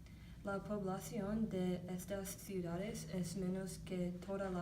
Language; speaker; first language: Spanish; non-native, learner; English